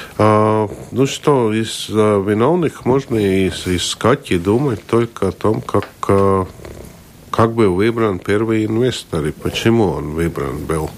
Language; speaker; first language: Russian; non-native, local second language; Latvian